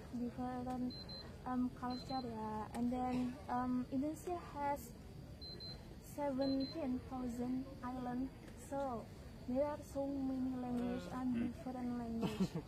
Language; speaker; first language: English; non-native, learner; Javanese